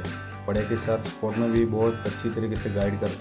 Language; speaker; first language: Hindi; non-native, local second language; Gujarati